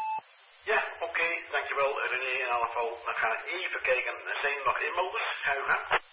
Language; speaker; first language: Dutch; native; Dutch